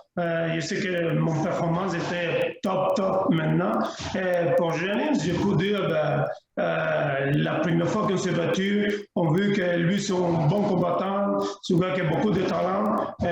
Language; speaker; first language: French; non-native, learner; Spanish